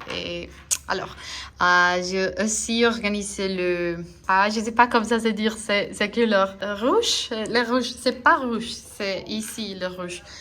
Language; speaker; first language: French; non-native, learner; Spanish